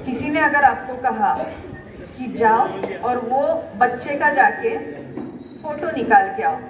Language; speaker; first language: Hindi; non-native, local second language; Marathi